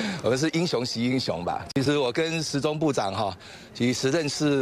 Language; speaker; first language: Chinese; native; Chinese